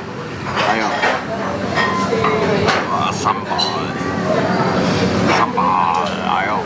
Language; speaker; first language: Indonesian; non-native, fluent; German